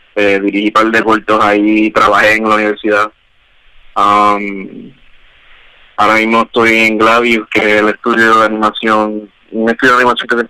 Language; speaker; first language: Spanish; native; Spanish